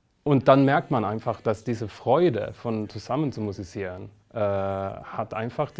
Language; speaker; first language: German; non-native, fluent; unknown